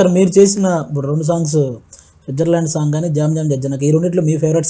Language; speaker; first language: Telugu; native; Telugu